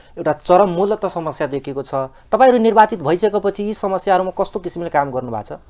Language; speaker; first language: Nepali; non-native, local second language; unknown